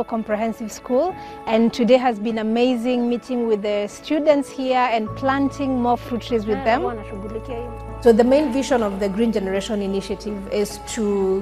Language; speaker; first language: English; non-native, local second language; Kikuyu